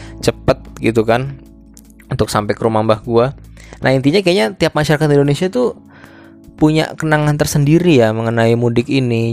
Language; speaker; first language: Indonesian; native; Indonesian